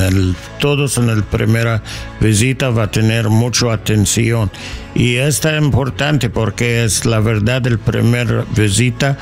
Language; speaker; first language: Spanish; non-native, learner; English